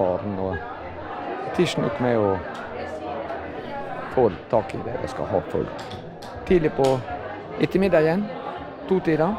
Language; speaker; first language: Norwegian; native; Norwegian